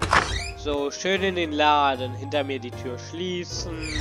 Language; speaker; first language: German; native; German